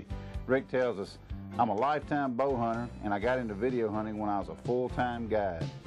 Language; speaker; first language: English; native; English